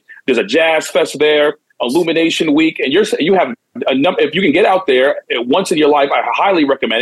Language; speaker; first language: English; native; English